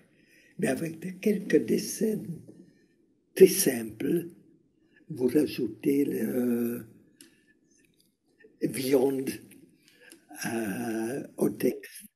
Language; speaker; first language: French; non-native, learner; Hungarian